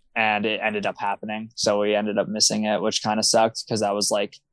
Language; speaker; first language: English; native; English